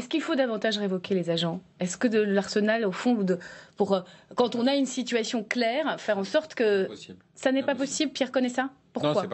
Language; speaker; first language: French; native; French